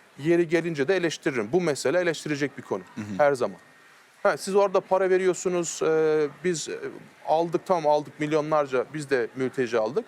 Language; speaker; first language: Turkish; early bilingual, heritage; Turkish